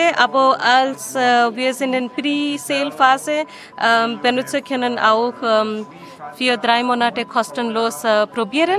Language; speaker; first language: German; non-native, learner; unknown